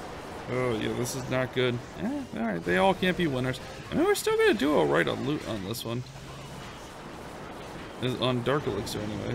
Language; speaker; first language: English; native; English